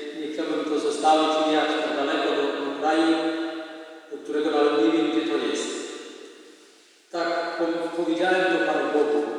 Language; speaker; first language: Polish; non-native, fluent; Indonesian